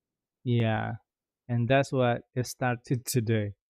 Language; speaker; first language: English; non-native, fluent; Indonesian